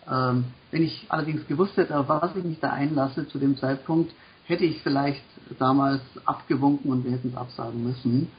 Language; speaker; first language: German; native; German